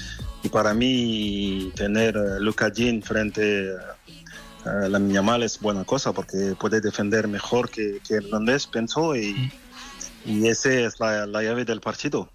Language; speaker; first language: Spanish; non-native, fluent; French